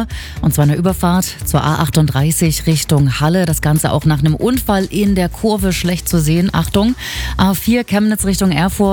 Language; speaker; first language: German; native; German